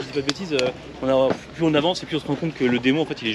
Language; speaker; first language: French; native; French